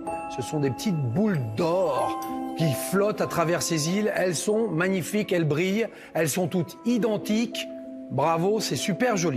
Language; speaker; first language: French; native; French